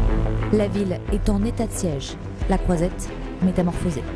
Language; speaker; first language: French; native; French